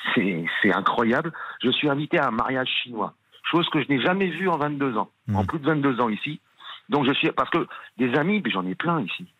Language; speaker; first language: French; native; French